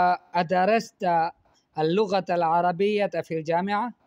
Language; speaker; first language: Arabic; non-native, fluent; Urdu